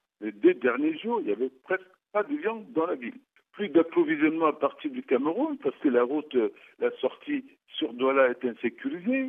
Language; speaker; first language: French; non-native, local second language; Sango